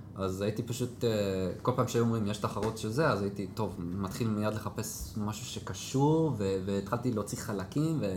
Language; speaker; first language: Hebrew; native; Hebrew